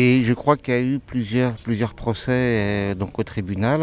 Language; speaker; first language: French; native; French